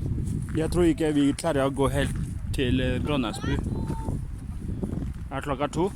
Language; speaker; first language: Norwegian; non-native, fluent; S'gaw Karen